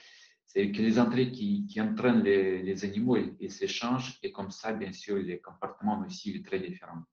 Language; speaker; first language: French; non-native, fluent; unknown